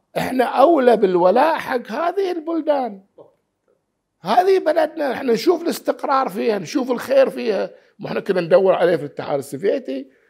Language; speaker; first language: Arabic; native; Arabic